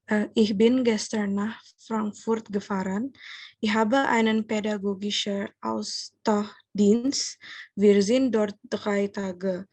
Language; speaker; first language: German; non-native, learner; Indonesian